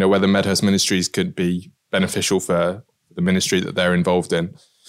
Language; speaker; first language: English; native; English